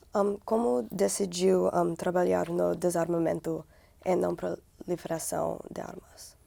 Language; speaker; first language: Portuguese; non-native, learner; English